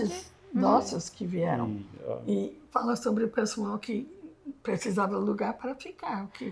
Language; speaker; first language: Portuguese; non-native, fluent; English